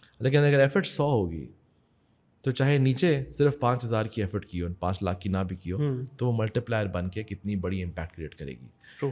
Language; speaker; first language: Urdu; native; Urdu